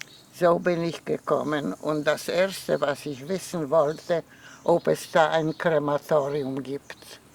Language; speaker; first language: German; non-native, fluent; Polish